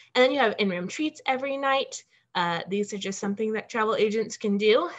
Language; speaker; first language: English; native; English